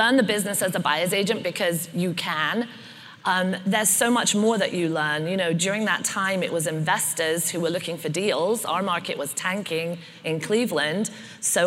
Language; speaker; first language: English; native; English